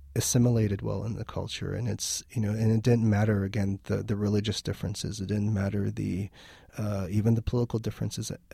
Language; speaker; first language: English; early bilingual, other home language; Armenian